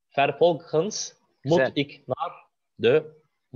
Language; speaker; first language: Dutch; non-native, learner; Turkish